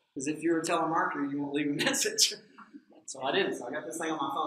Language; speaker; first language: English; native; English